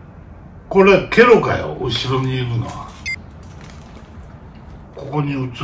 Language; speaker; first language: Japanese; native; Japanese